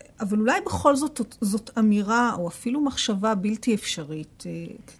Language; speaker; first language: Hebrew; native; Hebrew